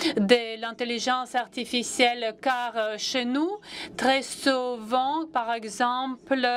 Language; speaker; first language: French; non-native, fluent; Latvian